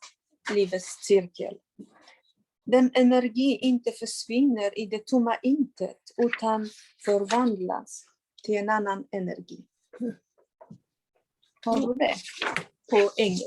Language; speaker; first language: Swedish; non-native, fluent; Polish